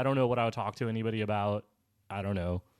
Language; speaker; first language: English; native; English